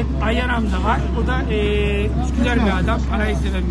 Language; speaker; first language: Turkish; native; Turkish